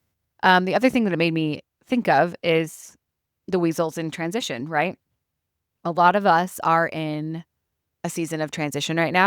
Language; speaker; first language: English; native; English